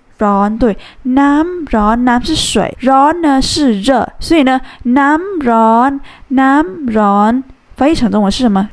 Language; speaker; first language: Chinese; non-native, fluent; Thai